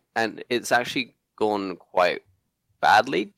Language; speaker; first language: English; non-native, local second language; Cantonese